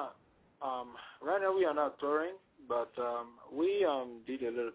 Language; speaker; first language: English; non-native, fluent; Ewe